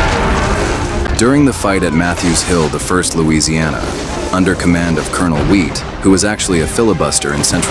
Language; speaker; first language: English; native; English